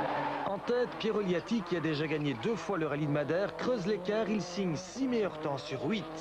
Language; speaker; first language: French; native; French